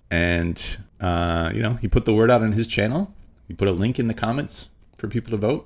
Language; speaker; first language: English; native; English